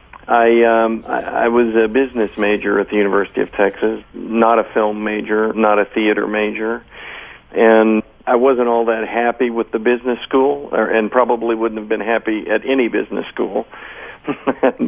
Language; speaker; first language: English; native; English